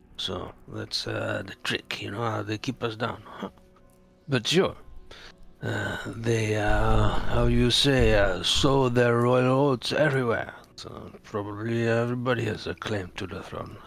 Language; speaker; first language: English; non-native, fluent; French